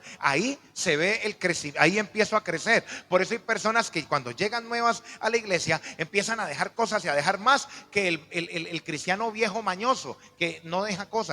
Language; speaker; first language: Spanish; native; Spanish